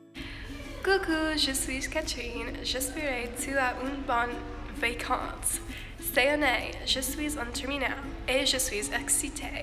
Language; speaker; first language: French; non-native, learner; English